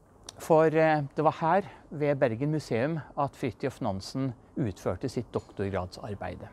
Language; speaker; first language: Norwegian; native; Norwegian